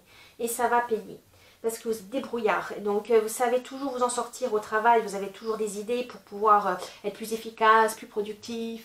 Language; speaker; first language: French; native; French